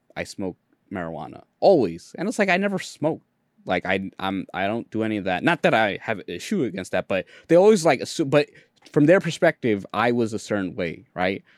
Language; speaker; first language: English; early bilingual, other home language; Bangla